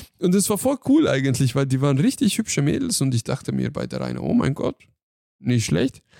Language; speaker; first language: German; non-native, fluent; Hungarian